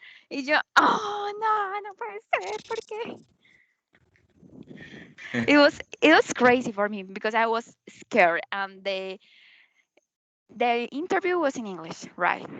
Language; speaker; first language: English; non-native, learner; Spanish